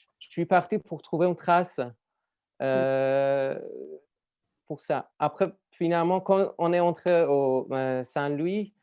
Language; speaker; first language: French; non-native, learner; Persian